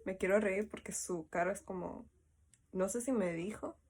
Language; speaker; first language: Spanish; early bilingual, heritage; Spanish